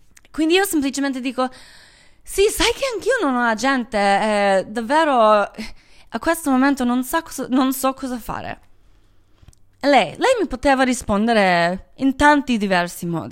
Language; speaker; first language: Italian; native; Italian